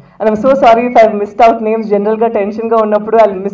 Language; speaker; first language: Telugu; non-native, fluent; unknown